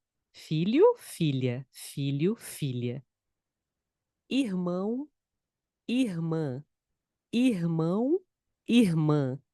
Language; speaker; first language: Portuguese; non-native, fluent; Spanish